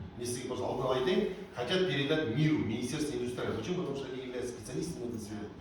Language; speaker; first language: Russian; non-native, local second language; Kazakh